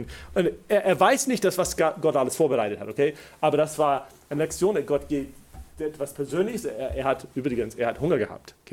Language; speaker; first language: German; non-native, fluent; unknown